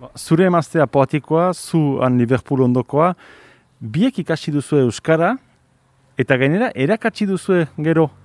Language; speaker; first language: Basque; native; Basque